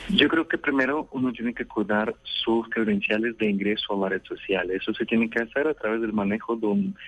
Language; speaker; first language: Spanish; non-native, fluent; Russian